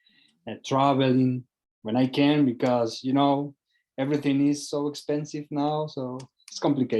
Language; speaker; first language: English; non-native, fluent; Spanish